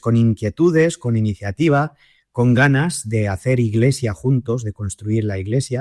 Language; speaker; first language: Spanish; native; Spanish